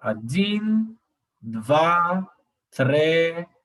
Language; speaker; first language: Russian; non-native, learner; Portuguese